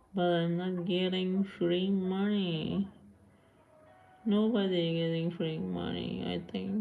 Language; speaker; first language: English; non-native, learner; Persian